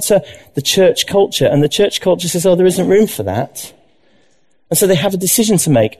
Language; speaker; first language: English; native; English